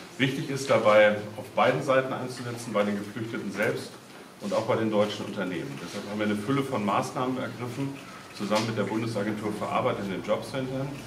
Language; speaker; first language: German; native; German